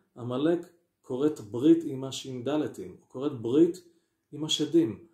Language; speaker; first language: Hebrew; native; Hebrew